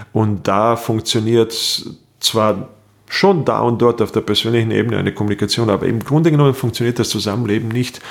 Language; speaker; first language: German; non-native, fluent; Bosnian